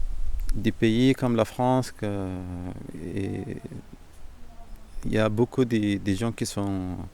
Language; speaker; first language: French; non-native, fluent; Arabic